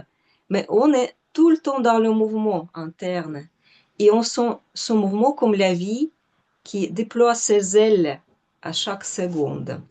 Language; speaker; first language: French; non-native, fluent; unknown